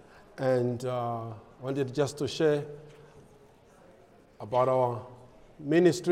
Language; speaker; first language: English; non-native, local second language; Nyanja